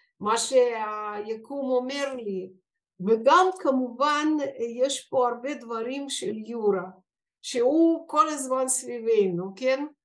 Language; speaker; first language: Hebrew; non-native, fluent; Russian